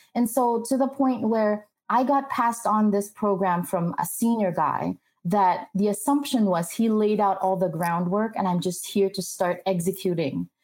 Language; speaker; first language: English; non-native, local second language; Filipino